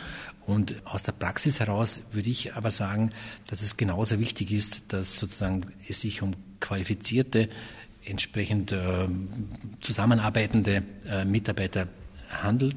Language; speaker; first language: German; native; German